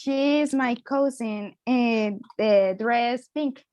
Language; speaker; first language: English; non-native, learner; Spanish